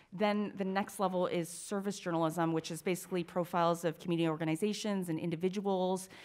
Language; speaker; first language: English; native; English